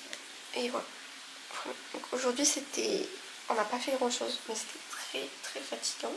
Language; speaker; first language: French; native; French